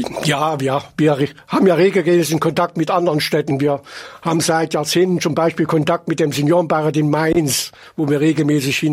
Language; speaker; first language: German; native; German